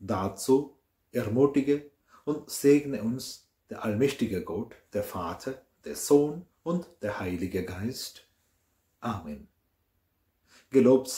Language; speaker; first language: German; non-native, fluent; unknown